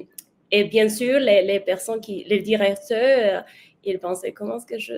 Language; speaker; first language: French; non-native, learner; Spanish